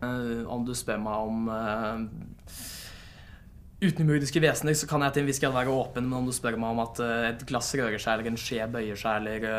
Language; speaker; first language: Norwegian; native; Norwegian